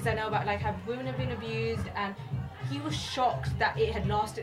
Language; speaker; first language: English; native; English